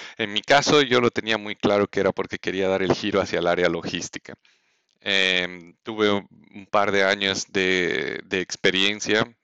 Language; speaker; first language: Spanish; native; Spanish